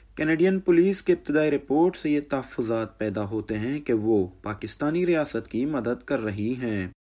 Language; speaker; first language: Urdu; non-native, local second language; Baluchi